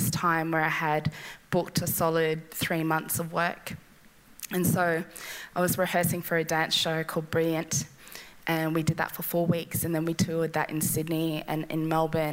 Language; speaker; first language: English; native; English